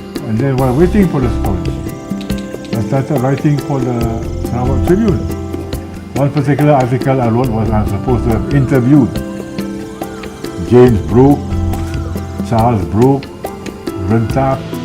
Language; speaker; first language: English; non-native, local second language; Malay